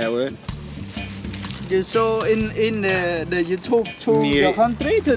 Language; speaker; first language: English; non-native, learner; Serbian